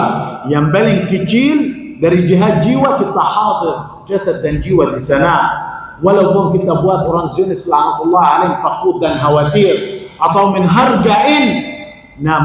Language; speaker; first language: Indonesian; non-native, fluent; Arabic